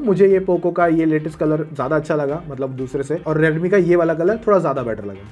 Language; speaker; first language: Hindi; native; Hindi